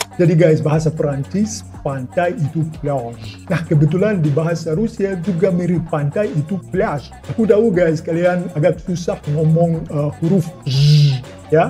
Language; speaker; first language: Indonesian; non-native, fluent; Russian